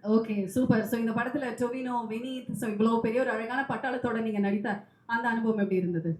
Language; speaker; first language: Tamil; native; Tamil